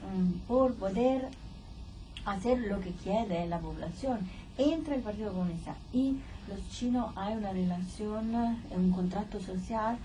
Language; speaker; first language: Spanish; non-native, fluent; Italian